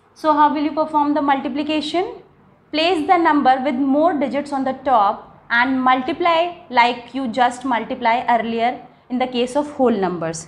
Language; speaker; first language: English; non-native, local second language; Hindi